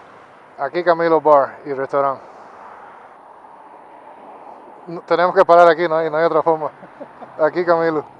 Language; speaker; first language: Spanish; non-native, learner; English